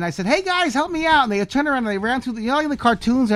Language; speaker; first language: English; native; English